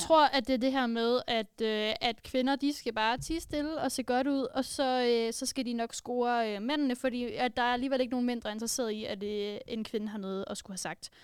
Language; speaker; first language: Danish; native; Danish